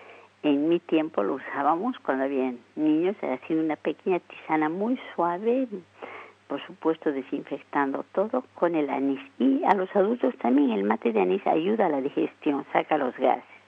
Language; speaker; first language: Spanish; native; Spanish